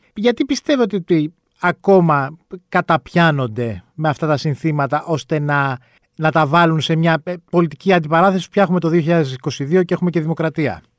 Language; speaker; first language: Greek; native; Greek